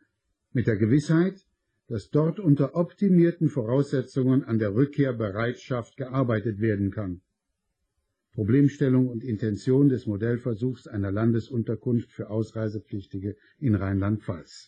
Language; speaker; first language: German; native; German